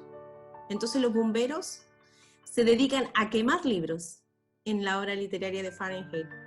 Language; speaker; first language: Spanish; native; Spanish